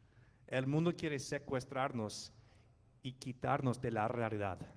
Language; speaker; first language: Spanish; non-native, fluent; English